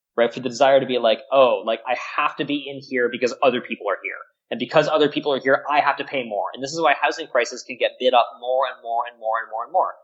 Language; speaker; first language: English; native; English